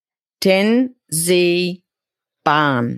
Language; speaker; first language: Vietnamese; non-native, learner; English